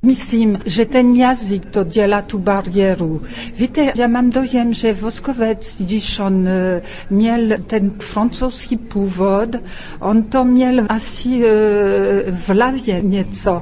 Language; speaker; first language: Czech; non-native, fluent; French